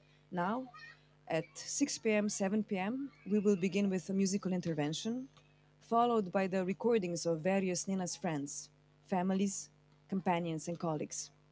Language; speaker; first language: English; non-native, fluent; Slovenian